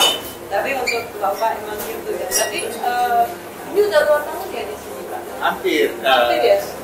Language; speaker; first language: Indonesian; non-native, fluent; Russian